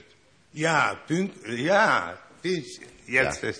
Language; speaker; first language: German; non-native, learner; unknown